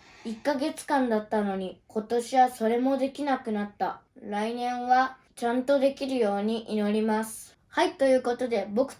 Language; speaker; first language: Japanese; early bilingual, other home language; Uyghur